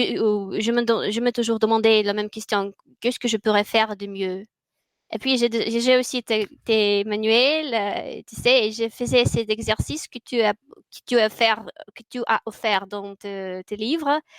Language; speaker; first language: French; non-native, fluent; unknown